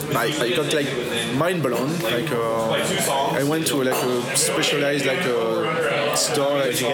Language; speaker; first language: English; non-native, fluent; French